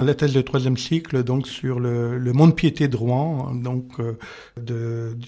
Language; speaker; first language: French; native; French